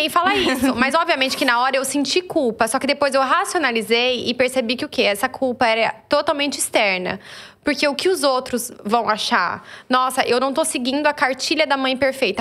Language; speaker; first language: Portuguese; native; Portuguese